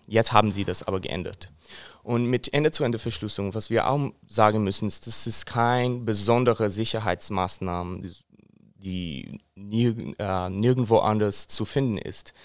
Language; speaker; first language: German; non-native, fluent; Portuguese